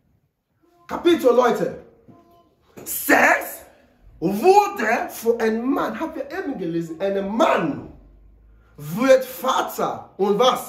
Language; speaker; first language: German; non-native, learner; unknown